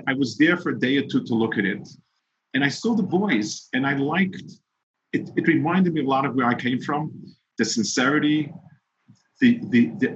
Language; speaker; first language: English; early bilingual, other home language; Yiddish